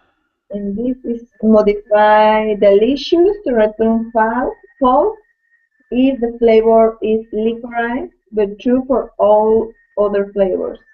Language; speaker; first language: English; non-native, learner; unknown